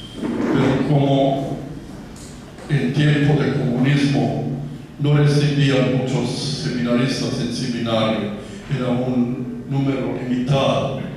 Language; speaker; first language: Spanish; non-native, fluent; Croatian